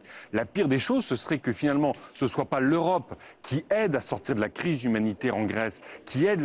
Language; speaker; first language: French; native; French